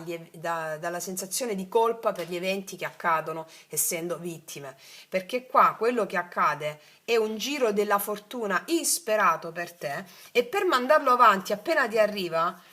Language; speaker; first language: Italian; native; Italian